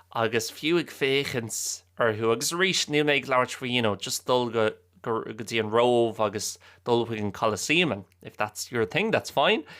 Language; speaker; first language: Irish; native; Irish